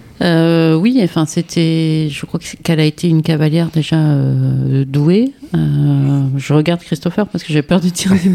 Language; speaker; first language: French; native; French